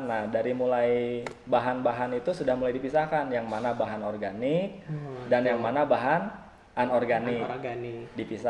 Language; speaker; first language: Indonesian; native; Indonesian